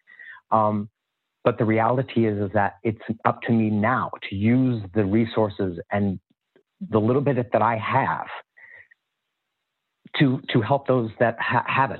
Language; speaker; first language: English; native; English